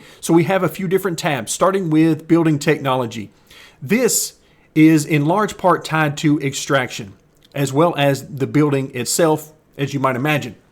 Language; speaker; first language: English; native; English